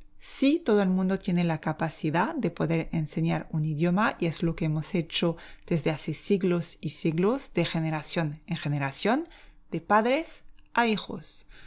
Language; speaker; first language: Spanish; non-native, fluent; French